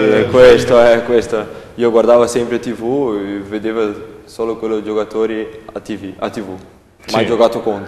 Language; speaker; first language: Italian; non-native, learner; Portuguese